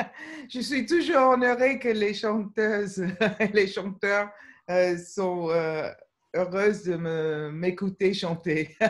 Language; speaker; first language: French; non-native, fluent; English